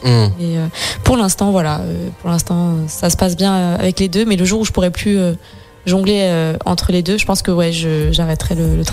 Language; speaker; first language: French; native; French